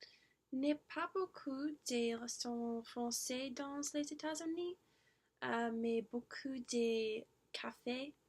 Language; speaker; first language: French; non-native, learner; English